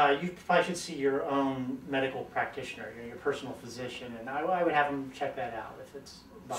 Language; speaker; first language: English; native; English